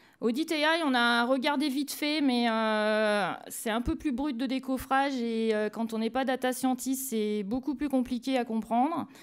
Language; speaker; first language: French; native; French